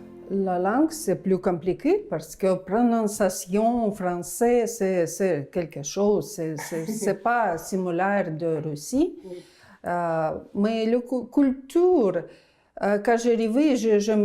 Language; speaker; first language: French; non-native, learner; Russian